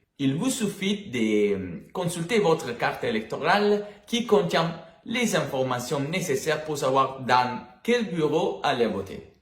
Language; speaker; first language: French; non-native, learner; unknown